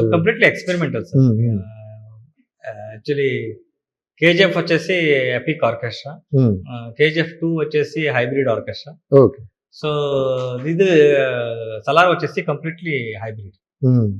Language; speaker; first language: Telugu; non-native, learner; Kannada